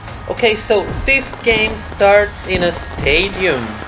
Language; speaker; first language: English; non-native, fluent; Spanish